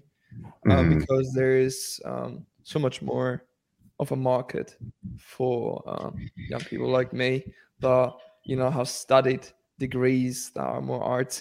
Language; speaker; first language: English; non-native, fluent; Spanish